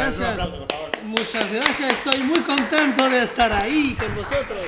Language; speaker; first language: Spanish; non-native, learner; French